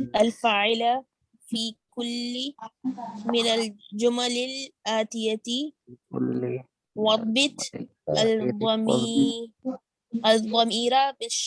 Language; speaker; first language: Arabic; non-native, learner; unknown